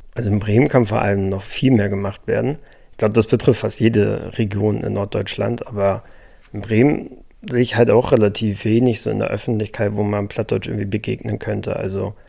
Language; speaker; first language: German; native; German